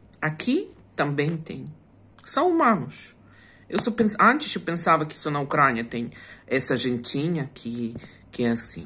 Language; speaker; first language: Portuguese; non-native, fluent; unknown